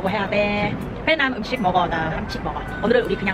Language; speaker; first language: Korean; non-native, learner; Vietnamese